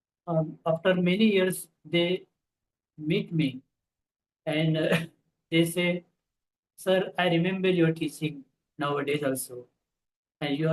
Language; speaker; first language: English; non-native, local second language; Marathi